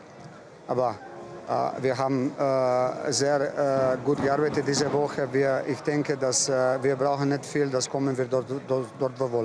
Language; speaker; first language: German; non-native, fluent; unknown